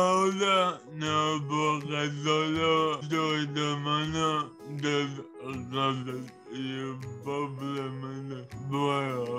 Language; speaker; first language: Spanish; non-native, learner; English